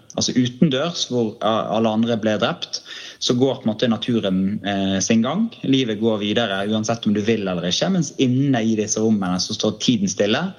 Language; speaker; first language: Norwegian; native; Norwegian